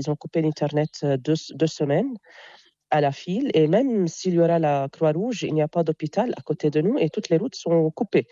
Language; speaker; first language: French; non-native, local second language; Arabic